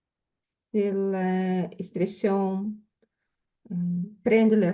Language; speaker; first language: French; non-native, learner; Portuguese